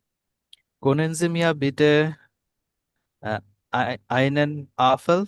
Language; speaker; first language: German; non-native, learner; Bangla